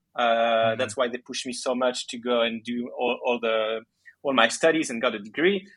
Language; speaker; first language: English; early bilingual, other home language; Greek